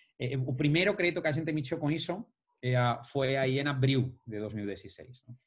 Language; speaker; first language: Portuguese; non-native, fluent; Spanish